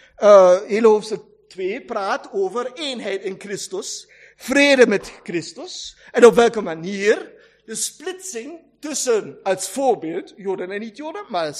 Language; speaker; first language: Dutch; non-native, fluent; German